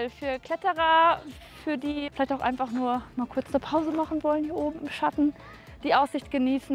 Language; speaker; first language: German; native; German